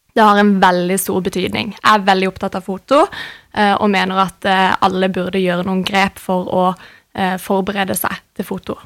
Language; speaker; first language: Norwegian; native; Norwegian